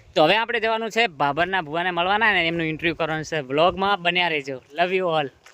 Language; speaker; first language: Gujarati; native; Gujarati